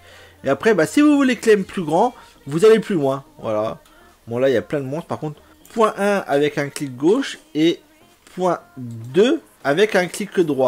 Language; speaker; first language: French; native; French